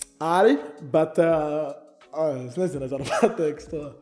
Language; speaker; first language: Latvian; non-native, learner; Portuguese